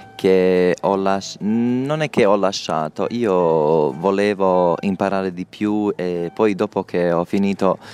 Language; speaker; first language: Italian; non-native, fluent; Bosnian